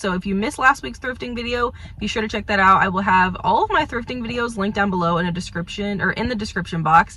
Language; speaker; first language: English; native; English